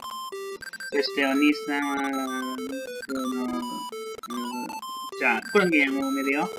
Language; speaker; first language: Japanese; non-native, learner; English